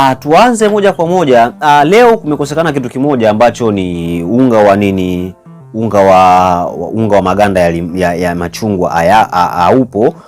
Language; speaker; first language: Swahili; native; Swahili